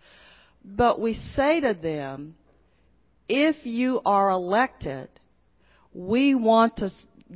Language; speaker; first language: English; native; English